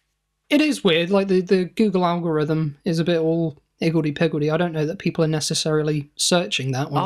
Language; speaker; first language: English; native; English